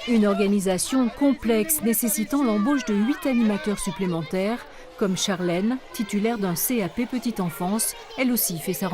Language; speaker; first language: French; native; French